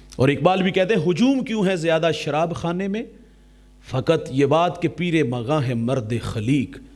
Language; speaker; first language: Urdu; non-native, local second language; Punjabi